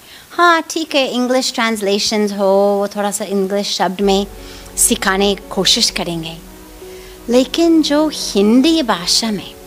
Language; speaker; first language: Hindi; non-native, fluent; English